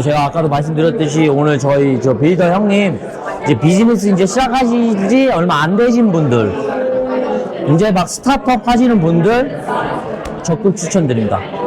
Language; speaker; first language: Korean; early bilingual, heritage; Korean